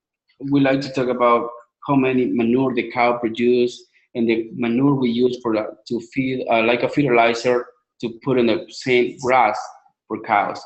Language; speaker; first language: English; non-native, learner; Spanish